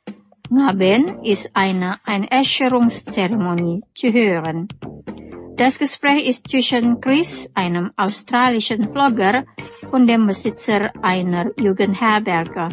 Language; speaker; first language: German; non-native, fluent; Indonesian